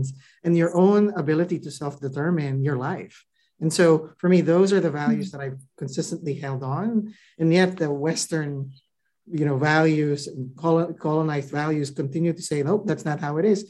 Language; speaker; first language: English; non-native, local second language; Filipino